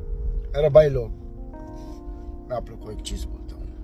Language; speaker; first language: Hindi; non-native, fluent; Arabic